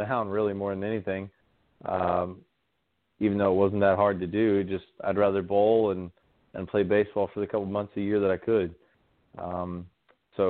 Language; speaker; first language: English; native; English